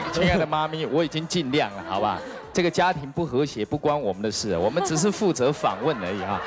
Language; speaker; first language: Chinese; native; Chinese